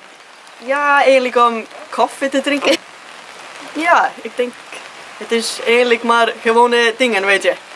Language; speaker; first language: Dutch; non-native, learner; Icelandic